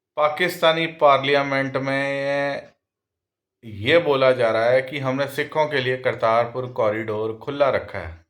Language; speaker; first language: Hindi; non-native, local second language; Punjabi